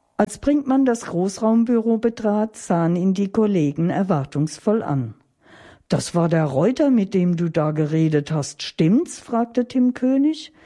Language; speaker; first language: German; native; German